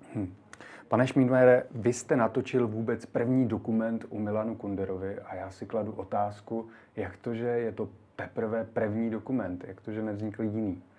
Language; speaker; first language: Czech; native; Czech